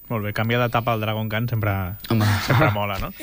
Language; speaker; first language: Catalan; native; Catalan